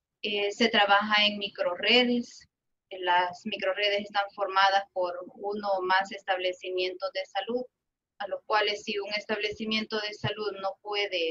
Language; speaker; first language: Spanish; native; Spanish